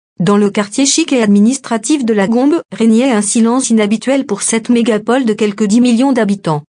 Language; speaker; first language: French; non-native, local second language; Lingala